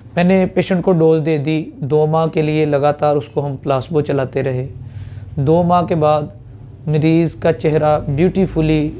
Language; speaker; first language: Urdu; native; Urdu